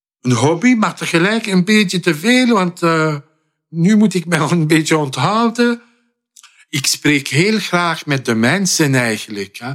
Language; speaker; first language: Dutch; non-native, fluent; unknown